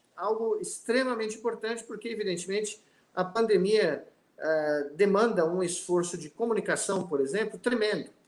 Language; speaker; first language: Portuguese; native; Portuguese